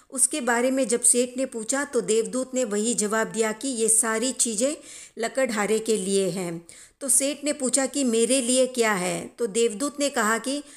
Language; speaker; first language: Hindi; native; Hindi